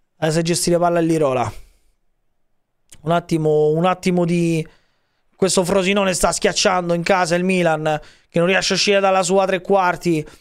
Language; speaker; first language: Italian; native; Italian